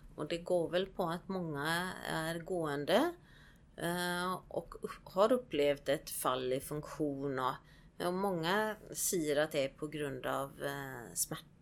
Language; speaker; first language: Swedish; native; Swedish